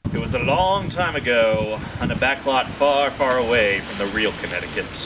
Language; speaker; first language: English; native; English